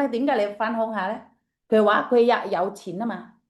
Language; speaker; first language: Chinese; non-native, fluent; Indonesian